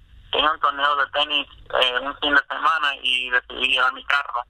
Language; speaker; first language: Spanish; early bilingual, other home language; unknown